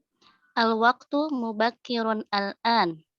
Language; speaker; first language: Arabic; non-native, learner; Indonesian